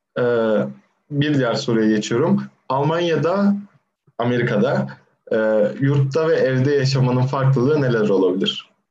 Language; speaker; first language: Turkish; native; Turkish